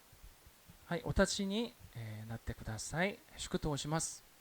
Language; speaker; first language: Japanese; non-native, fluent; Korean